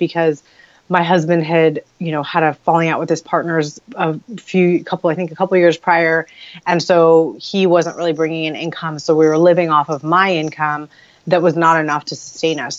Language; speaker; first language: English; native; English